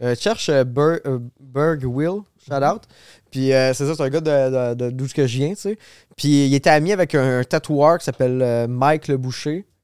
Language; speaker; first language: French; native; French